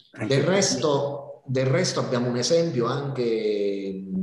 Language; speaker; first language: Italian; native; Italian